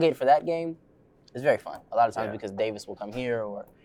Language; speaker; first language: English; native; English